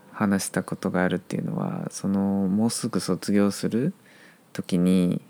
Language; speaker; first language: Japanese; non-native, fluent; Chinese